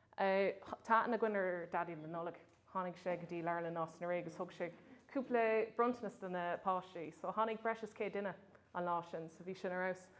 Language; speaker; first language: Irish; non-native, local second language; English